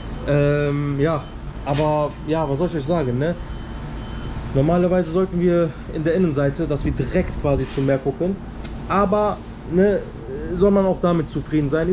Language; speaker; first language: German; early bilingual, other home language; Turkish